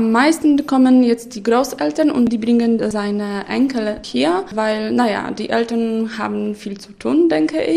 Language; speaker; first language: German; non-native, local second language; Polish